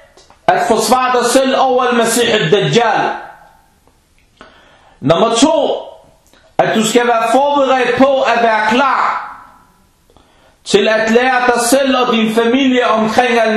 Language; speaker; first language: Danish; early bilingual, other home language; Arabic